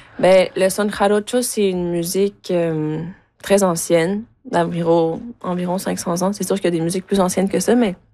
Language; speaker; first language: French; early bilingual, other home language; Spanish